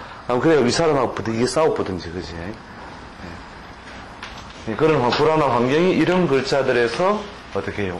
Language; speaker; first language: Korean; native; Korean